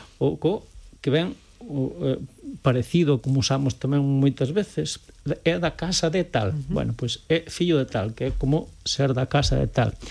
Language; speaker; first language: Galician; native; Galician